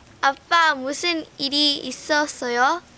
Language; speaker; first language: Korean; non-native, learner; English